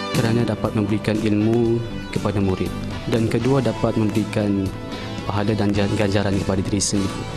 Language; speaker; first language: Malay; non-native, local second language; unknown